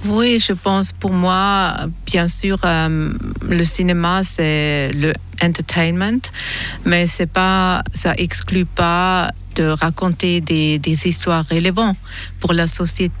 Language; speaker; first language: French; non-native, local second language; German